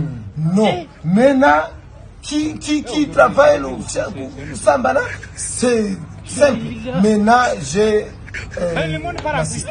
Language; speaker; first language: French; non-native, learner; Rundi